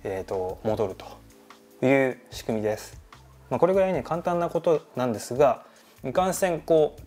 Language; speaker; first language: Japanese; native; Japanese